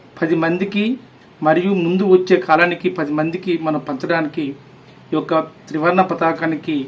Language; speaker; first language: Telugu; native; Telugu